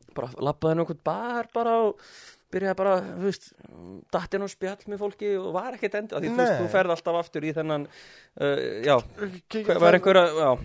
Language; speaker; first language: Icelandic; early bilingual, heritage; Icelandic